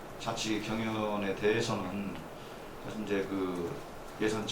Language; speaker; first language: Korean; native; Korean